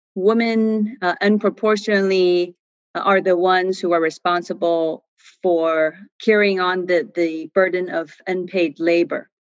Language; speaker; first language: English; non-native, fluent; Chinese